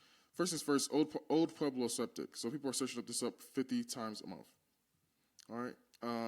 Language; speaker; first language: English; native; English